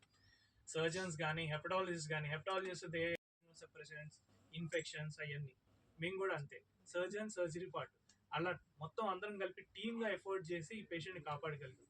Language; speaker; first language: Telugu; native; Telugu